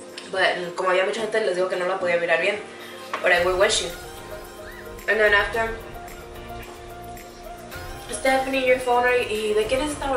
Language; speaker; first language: Spanish; early bilingual, heritage; Spanish